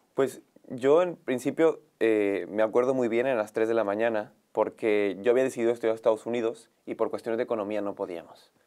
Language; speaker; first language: Spanish; native; Spanish